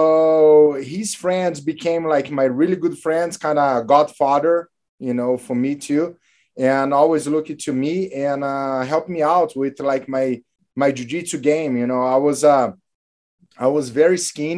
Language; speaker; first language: English; non-native, fluent; Portuguese